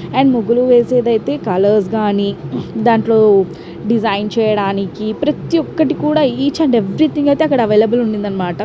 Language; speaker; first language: Telugu; non-native, local second language; Tamil